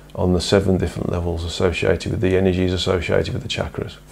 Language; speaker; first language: English; native; English